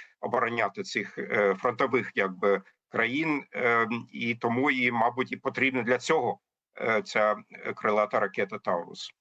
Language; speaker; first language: Ukrainian; non-native, fluent; German